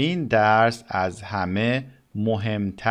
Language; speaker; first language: Persian; native; Persian